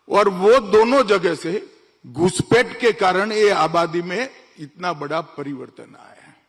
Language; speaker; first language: Hindi; non-native, local second language; Gujarati